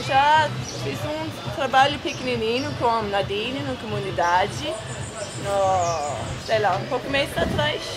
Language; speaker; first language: Portuguese; non-native, learner; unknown